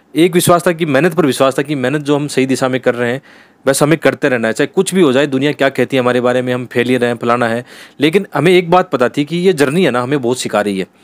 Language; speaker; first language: Hindi; native; Hindi